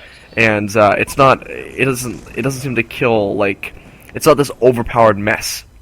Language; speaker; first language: English; native; English